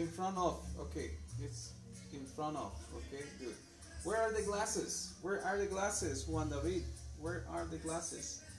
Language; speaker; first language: English; non-native, fluent; Spanish